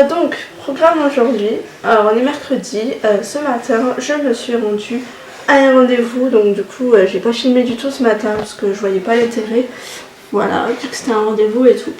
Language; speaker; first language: French; native; French